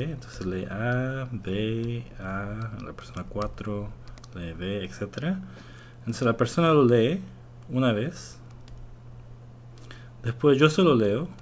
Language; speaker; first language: Spanish; non-native, fluent; Korean